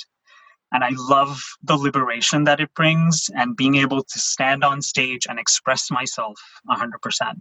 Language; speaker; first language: English; non-native, local second language; Sinhala